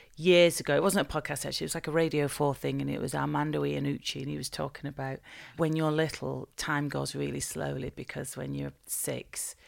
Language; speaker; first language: English; native; English